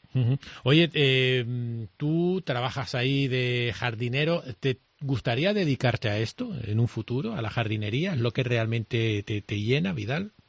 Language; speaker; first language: Spanish; native; Spanish